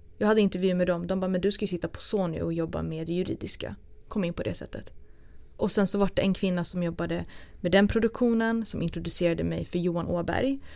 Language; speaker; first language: Swedish; early bilingual, other home language; Turoyo